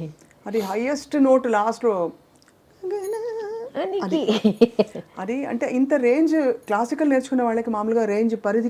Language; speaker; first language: Telugu; native; Telugu